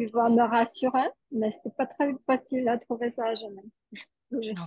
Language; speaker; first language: French; non-native, fluent; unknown